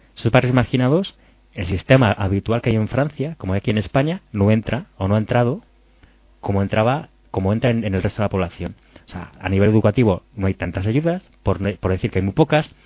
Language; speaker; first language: Spanish; native; Spanish